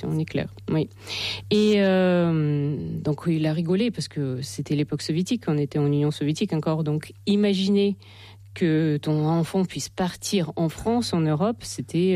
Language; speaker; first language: French; non-native, fluent; Russian